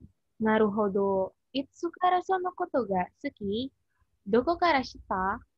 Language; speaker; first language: Japanese; non-native, learner; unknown